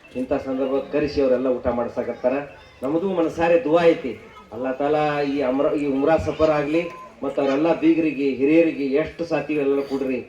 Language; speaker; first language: Kannada; native; Kannada